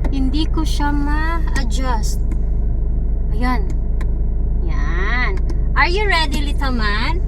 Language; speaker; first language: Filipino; non-native, local second language; Cebuano